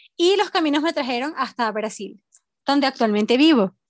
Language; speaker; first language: Spanish; native; Spanish